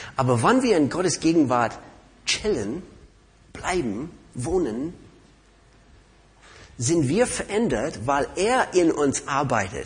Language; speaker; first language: German; non-native, fluent; English